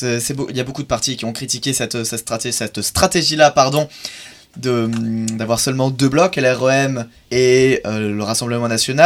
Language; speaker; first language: French; native; French